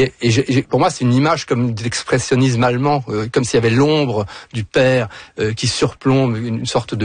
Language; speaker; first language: French; native; French